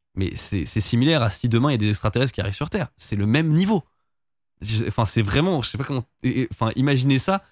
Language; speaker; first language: French; native; French